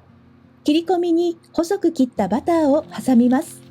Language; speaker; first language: Japanese; native; Japanese